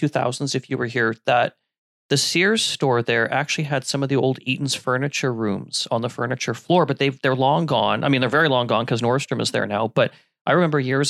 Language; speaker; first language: English; native; English